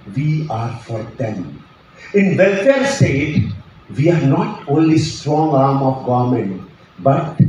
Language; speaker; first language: English; non-native, local second language; Marathi